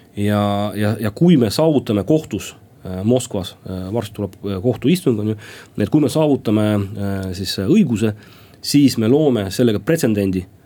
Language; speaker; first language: Estonian; non-native, local second language; Russian